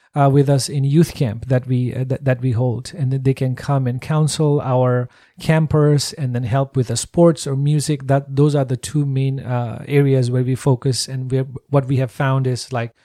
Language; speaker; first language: English; non-native, local second language; Nepali